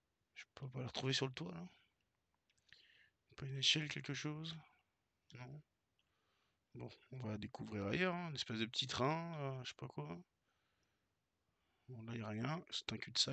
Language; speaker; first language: French; native; French